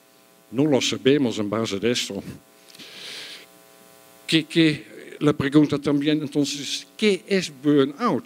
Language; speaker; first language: Spanish; non-native, fluent; Dutch